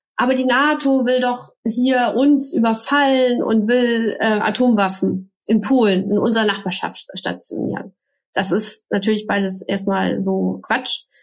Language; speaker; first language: German; native; German